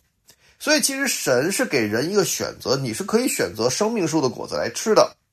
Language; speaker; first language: Chinese; native; Chinese